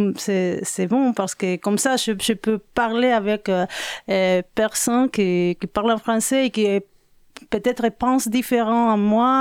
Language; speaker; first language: French; non-native, learner; Spanish